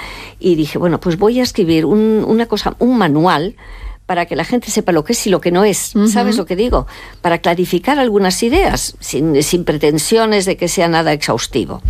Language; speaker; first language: Spanish; native; Spanish